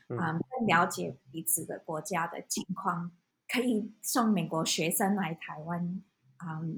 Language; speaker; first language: Chinese; non-native, fluent; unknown